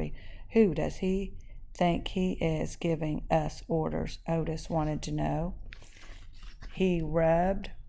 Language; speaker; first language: English; native; English